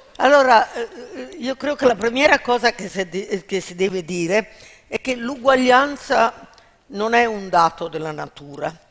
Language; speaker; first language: Italian; native; Italian